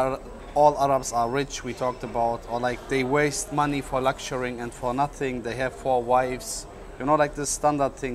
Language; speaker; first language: English; non-native, learner; German